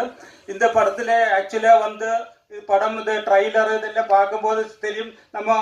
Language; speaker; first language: Tamil; non-native, local second language; Malayalam